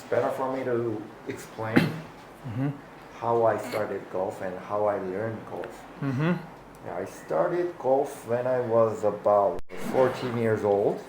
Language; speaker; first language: English; non-native, fluent; Korean